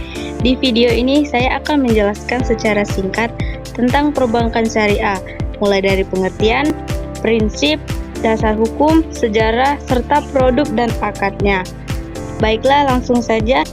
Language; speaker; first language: Indonesian; native; Indonesian